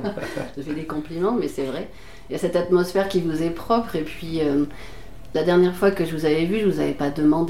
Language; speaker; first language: French; native; French